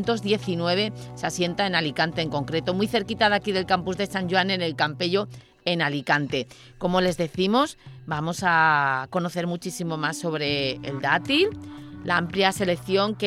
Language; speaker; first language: Spanish; native; Spanish